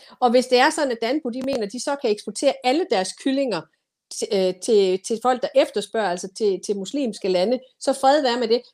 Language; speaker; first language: Danish; native; Danish